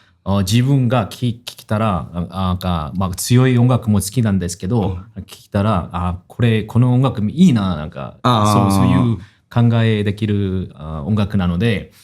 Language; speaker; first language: Japanese; non-native, fluent; Korean